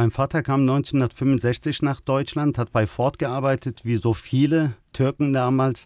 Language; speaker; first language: German; early bilingual, other home language; Turkish